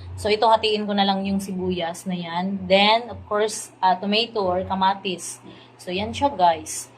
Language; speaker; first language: Filipino; non-native, local second language; Cebuano